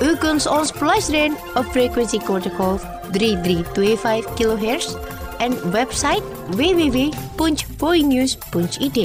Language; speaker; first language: Dutch; non-native, fluent; Indonesian